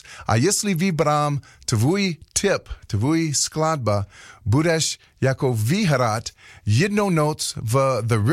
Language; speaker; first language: Czech; non-native, learner; English